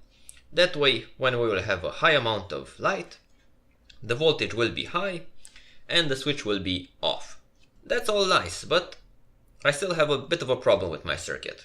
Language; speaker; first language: English; non-native, fluent; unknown